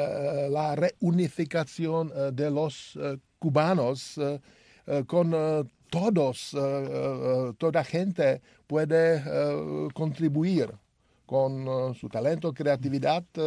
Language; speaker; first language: Spanish; non-native, learner; Czech